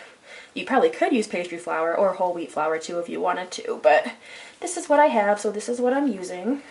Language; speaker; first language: English; native; English